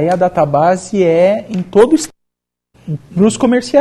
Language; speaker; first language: Portuguese; native; Portuguese